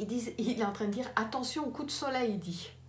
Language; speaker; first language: French; native; French